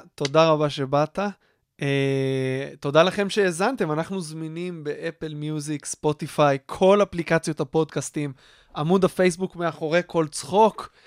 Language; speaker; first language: Hebrew; native; Hebrew